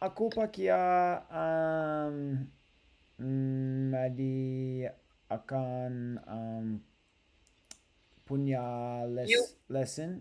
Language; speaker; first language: Indonesian; non-native, learner; English